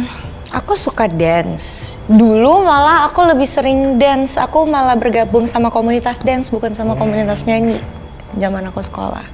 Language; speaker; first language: Indonesian; native; Indonesian